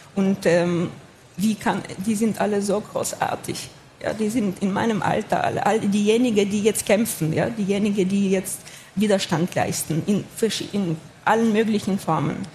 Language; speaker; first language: German; non-native, fluent; Ukrainian